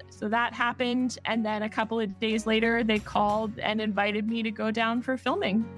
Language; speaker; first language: English; native; English